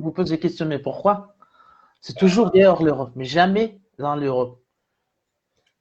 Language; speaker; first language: French; non-native, fluent; Spanish